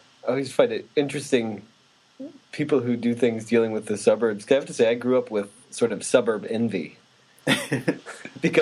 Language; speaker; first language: English; native; English